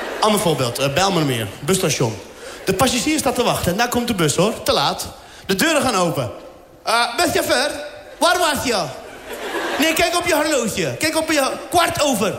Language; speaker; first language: Dutch; early bilingual, other home language; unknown